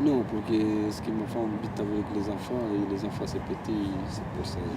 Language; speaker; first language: French; non-native, learner; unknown